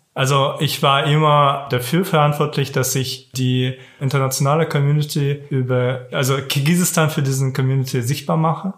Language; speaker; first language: German; non-native, fluent; Kyrgyz